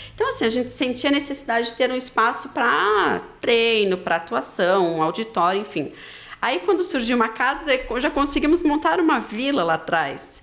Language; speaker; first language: Portuguese; native; Portuguese